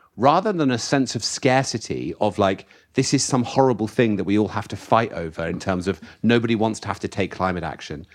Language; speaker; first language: English; native; English